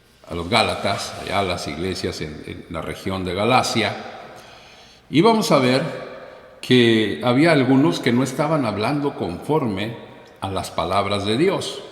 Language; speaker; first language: Spanish; native; Spanish